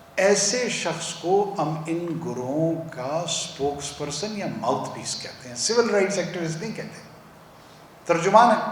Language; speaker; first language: Urdu; non-native, local second language; Pashto